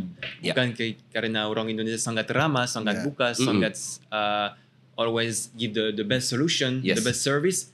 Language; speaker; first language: Indonesian; non-native, fluent; French